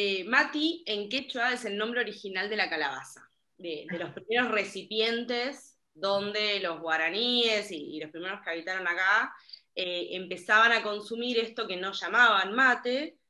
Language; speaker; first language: Spanish; native; Spanish